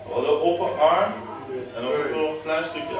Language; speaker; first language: Dutch; native; Dutch